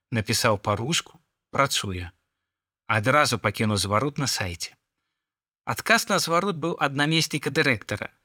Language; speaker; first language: Belarusian; non-native, local second language; Russian